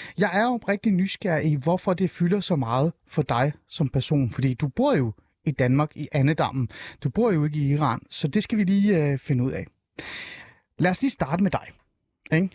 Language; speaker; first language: Danish; early bilingual, other home language; Persian